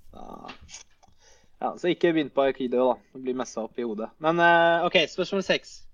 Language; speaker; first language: Norwegian; native; Norwegian